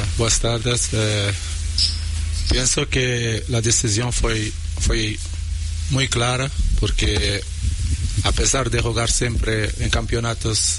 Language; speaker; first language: Spanish; non-native, learner; Portuguese